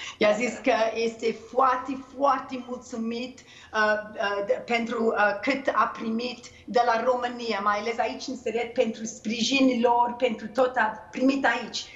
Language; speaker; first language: Romanian; non-native, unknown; English